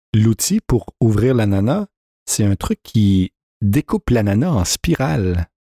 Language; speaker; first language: French; early bilingual, heritage; French